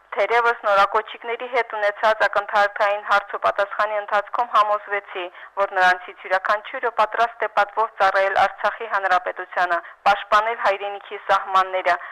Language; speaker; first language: Armenian; native; Armenian